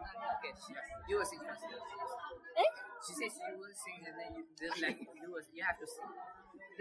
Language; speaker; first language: English; non-native, fluent; Japanese